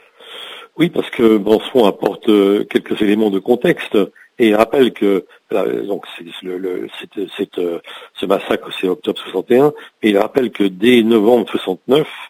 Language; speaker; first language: French; native; French